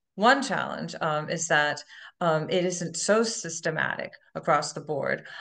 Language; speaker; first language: English; native; English